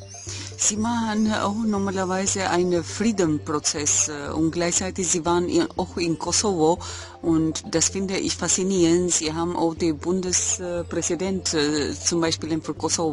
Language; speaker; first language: German; non-native, learner; Albanian